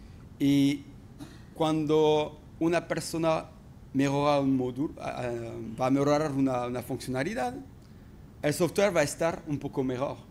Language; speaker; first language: Spanish; non-native, fluent; French